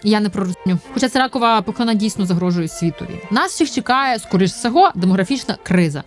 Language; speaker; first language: Ukrainian; native; Ukrainian